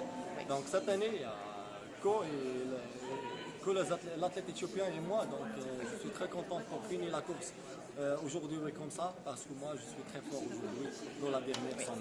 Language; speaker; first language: French; non-native, learner; Arabic